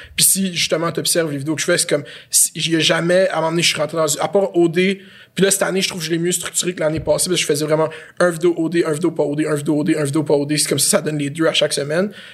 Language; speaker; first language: French; native; French